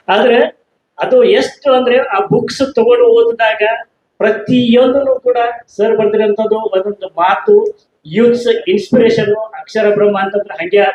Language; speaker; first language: Kannada; native; Kannada